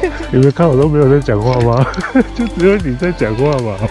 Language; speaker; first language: Chinese; native; Chinese